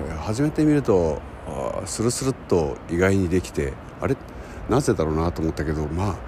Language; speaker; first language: Japanese; native; Japanese